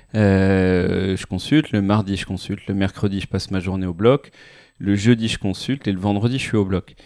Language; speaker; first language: French; native; French